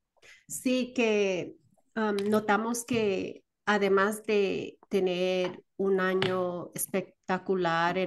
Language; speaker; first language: Spanish; early bilingual, heritage; Spanish